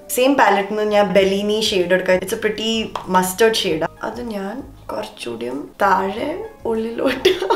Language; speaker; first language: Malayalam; early bilingual, heritage; Malayalam